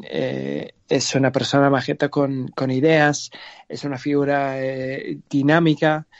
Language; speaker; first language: Spanish; non-native, fluent; English